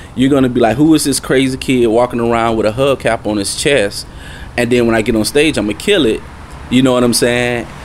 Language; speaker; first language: English; native; English